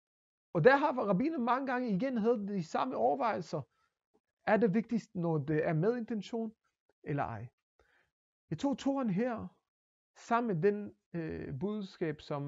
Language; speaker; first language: Danish; non-native, fluent; Hebrew